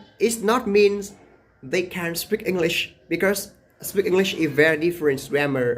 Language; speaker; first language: English; non-native, learner; Vietnamese